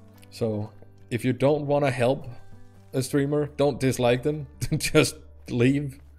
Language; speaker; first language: English; non-native, fluent; Danish